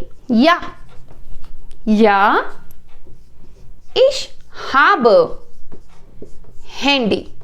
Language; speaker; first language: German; non-native, fluent; Hindi